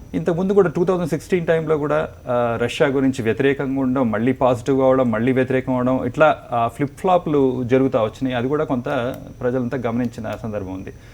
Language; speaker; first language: Telugu; native; Telugu